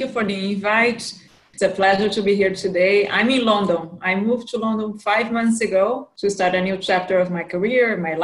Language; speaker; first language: English; non-native, fluent; Portuguese